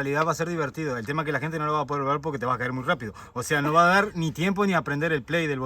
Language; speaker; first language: Spanish; native; Spanish